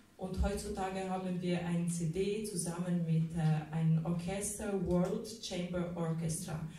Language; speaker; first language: German; non-native, fluent; Albanian